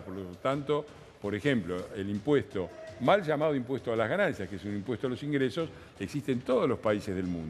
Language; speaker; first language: Spanish; native; Spanish